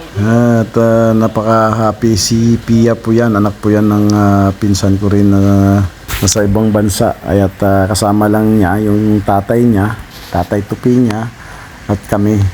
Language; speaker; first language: Filipino; non-native, local second language; Kinaray-a